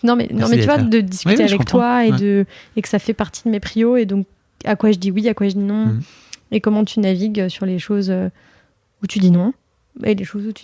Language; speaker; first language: French; native; French